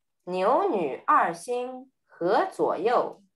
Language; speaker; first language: Chinese; early bilingual, heritage; Chinese